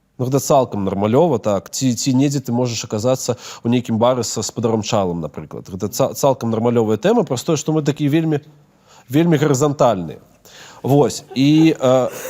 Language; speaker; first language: Belarusian; non-native, local second language; Russian